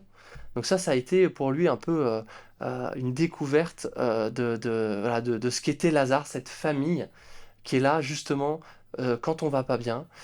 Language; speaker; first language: French; native; French